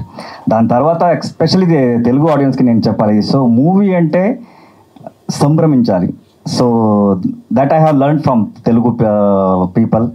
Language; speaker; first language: Telugu; non-native, learner; Kannada